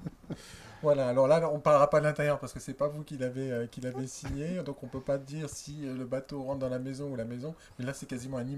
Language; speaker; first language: French; native; French